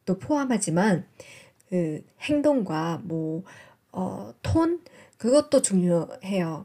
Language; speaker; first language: Korean; non-native, fluent; English